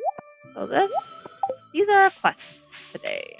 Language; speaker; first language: English; native; English